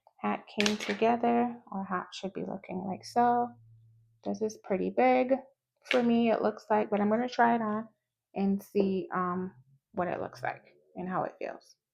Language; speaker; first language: English; native; English